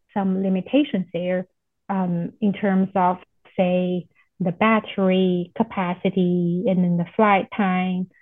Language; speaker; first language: English; non-native, fluent; Chinese